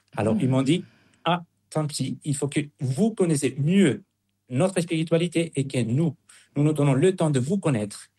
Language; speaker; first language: French; non-native, fluent; Spanish